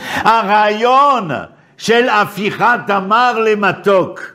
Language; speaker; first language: Hebrew; non-native, fluent; French